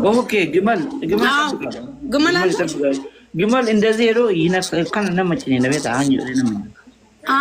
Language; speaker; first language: Amharic; non-native, local second language; Oromo